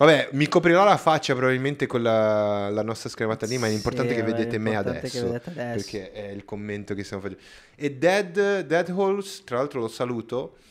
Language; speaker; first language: Italian; native; Italian